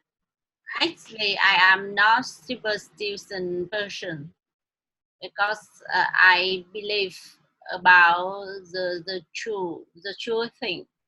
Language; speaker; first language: English; non-native, learner; Vietnamese